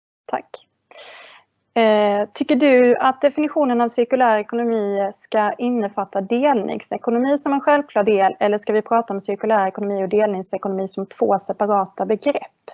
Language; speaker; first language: Swedish; native; Swedish